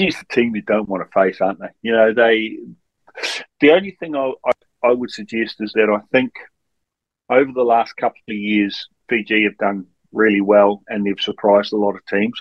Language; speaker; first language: English; native; English